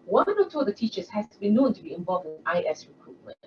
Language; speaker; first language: English; non-native, local second language; Malay